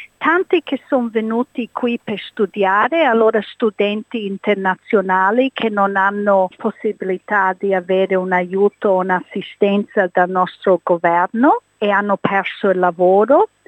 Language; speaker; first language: Italian; early bilingual, heritage; English